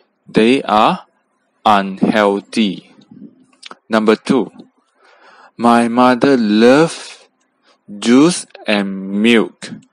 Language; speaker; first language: English; non-native, local second language; Chinese